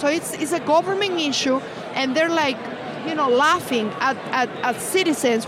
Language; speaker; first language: English; non-native, fluent; Spanish